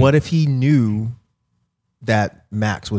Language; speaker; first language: English; native; English